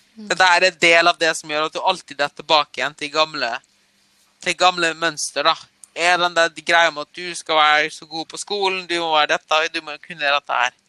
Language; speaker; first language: Norwegian; early bilingual, other home language; German